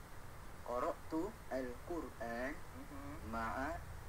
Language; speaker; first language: Arabic; non-native, learner; Malay